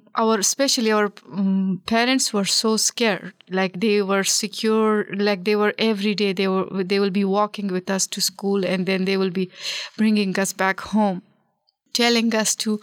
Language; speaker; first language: English; non-native, local second language; Pashto